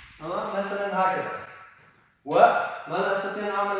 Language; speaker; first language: Arabic; non-native, learner; Polish